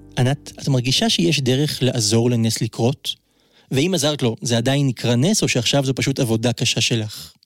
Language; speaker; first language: Hebrew; native; Hebrew